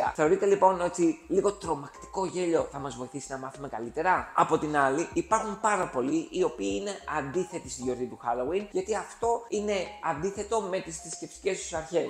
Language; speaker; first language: Greek; native; Greek